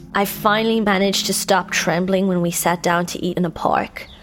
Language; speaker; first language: English; native; English